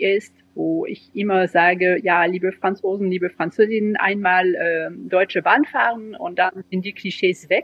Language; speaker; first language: German; non-native, fluent; French